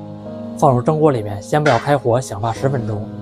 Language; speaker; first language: Chinese; native; Chinese